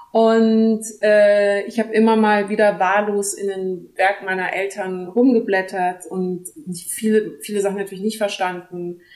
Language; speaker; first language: German; early bilingual, other home language; French